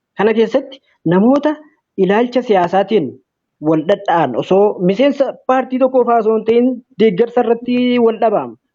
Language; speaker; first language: Oromo; native; Oromo